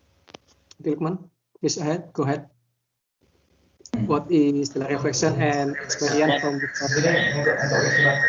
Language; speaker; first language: English; non-native, learner; Indonesian